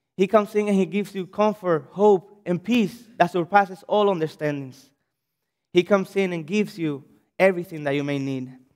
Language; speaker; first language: English; non-native, fluent; Spanish